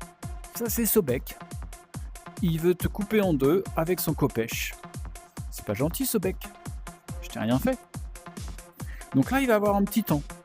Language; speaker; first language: French; native; French